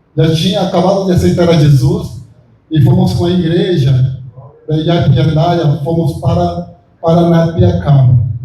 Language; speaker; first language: Portuguese; non-native, fluent; Spanish